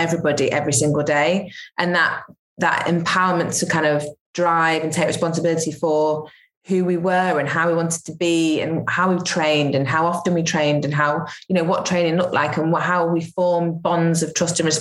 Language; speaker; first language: English; native; English